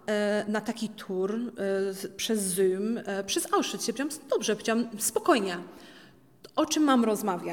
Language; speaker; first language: Polish; early bilingual, heritage; Polish